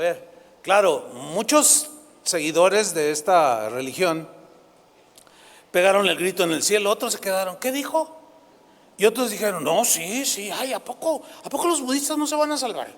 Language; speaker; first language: Spanish; native; Spanish